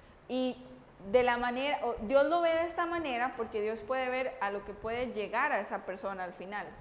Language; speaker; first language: Spanish; native; Spanish